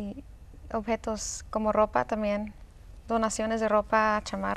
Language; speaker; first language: Spanish; early bilingual, heritage; Spanish